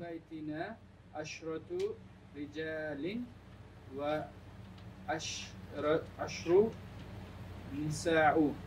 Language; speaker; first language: Arabic; non-native, learner; English